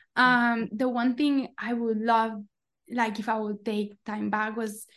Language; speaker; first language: English; non-native, fluent; Spanish